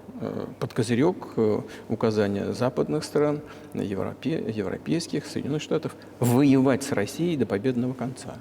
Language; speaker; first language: Russian; native; Russian